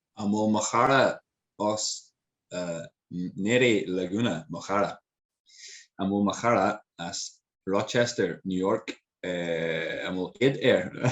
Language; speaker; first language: Irish; non-native, local second language; English